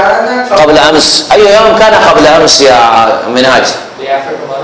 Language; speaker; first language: Arabic; non-native, fluent; Urdu